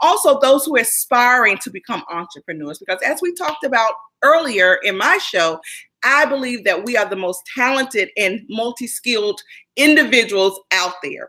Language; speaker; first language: English; native; English